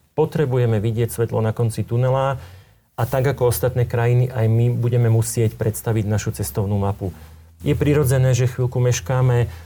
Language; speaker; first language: Slovak; native; Slovak